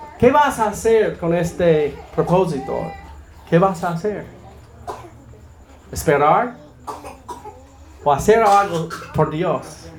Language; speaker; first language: Spanish; non-native, learner; English